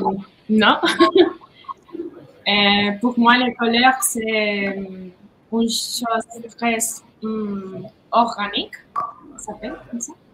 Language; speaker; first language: French; non-native, learner; Spanish